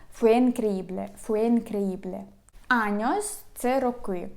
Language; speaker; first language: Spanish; non-native, fluent; Ukrainian